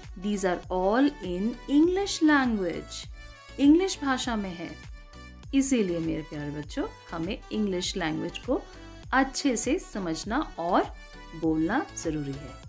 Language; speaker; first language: Hindi; native; Hindi